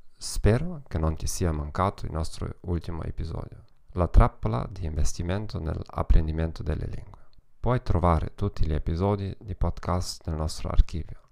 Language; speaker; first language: Italian; non-native, learner; German